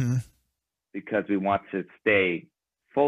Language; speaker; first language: English; early bilingual, other home language; Ukrainian